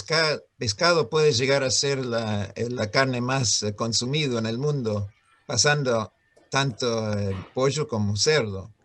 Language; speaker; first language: Spanish; non-native, fluent; English